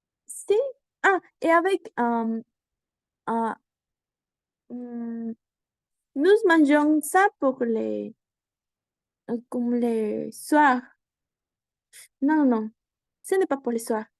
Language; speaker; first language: French; non-native, learner; Spanish